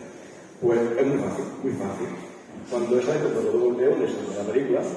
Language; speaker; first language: Spanish; native; Spanish